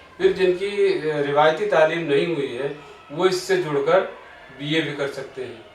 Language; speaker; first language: Urdu; native; Urdu